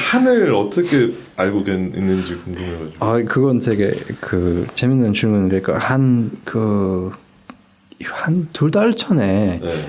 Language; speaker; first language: Korean; non-native, fluent; English